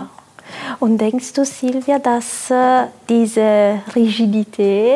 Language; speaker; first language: German; non-native, fluent; French